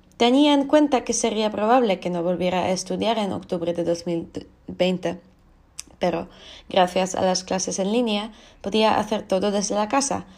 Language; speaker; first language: Spanish; non-native, learner; Polish